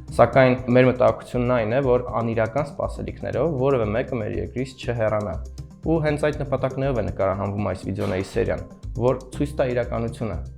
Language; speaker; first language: Armenian; native; Armenian